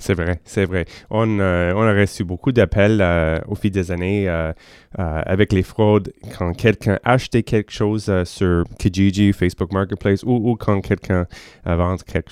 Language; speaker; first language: French; non-native, local second language; English